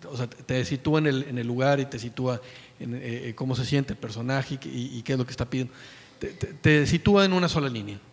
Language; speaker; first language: Spanish; native; Spanish